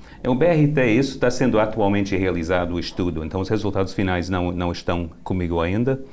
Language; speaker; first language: Portuguese; native; Portuguese